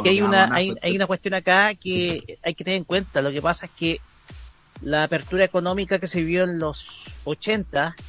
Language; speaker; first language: Spanish; native; Spanish